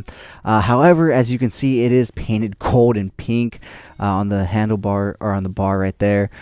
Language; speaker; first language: English; native; English